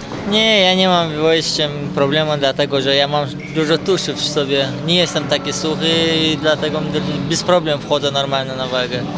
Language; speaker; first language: Polish; non-native, fluent; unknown